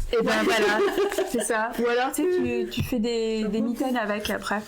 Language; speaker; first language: French; native; French